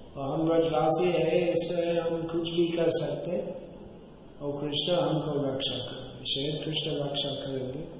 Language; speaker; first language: Hindi; non-native, fluent; English